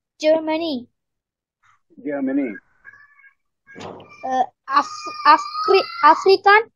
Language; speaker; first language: English; non-native, learner; Tamil